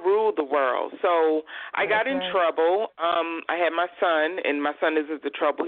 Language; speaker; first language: English; native; English